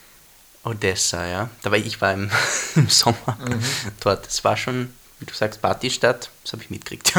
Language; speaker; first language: German; native; German